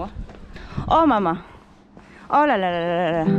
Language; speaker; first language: French; native; French